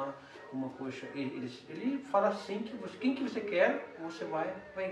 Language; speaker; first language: Portuguese; non-native, learner; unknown